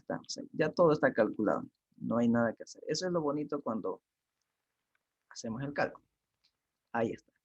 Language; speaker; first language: Spanish; native; Spanish